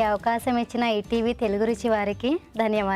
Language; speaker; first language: Telugu; non-native, local second language; Marathi